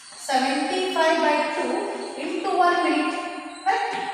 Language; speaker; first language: English; non-native, local second language; Kannada